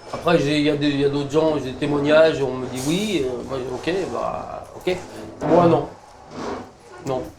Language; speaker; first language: French; early bilingual, other home language; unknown